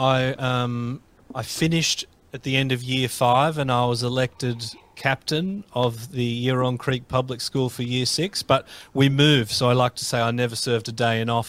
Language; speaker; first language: English; native; English